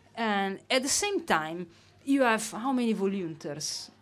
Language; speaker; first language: English; non-native, fluent; Italian